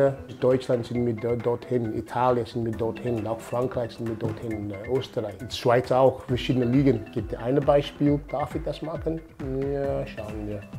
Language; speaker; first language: German; non-native, fluent; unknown